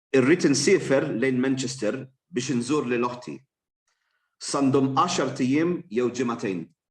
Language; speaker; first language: Arabic; non-native, fluent; English